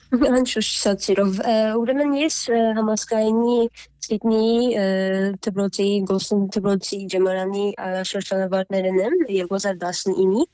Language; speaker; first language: Armenian; early bilingual, heritage; Armenian